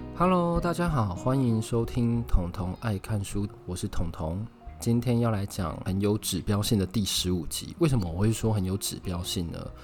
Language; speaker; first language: Chinese; native; Chinese